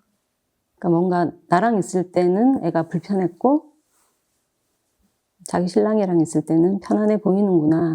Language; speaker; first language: Korean; native; Korean